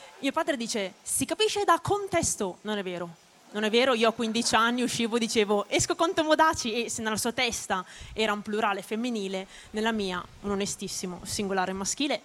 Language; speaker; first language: Italian; native; Italian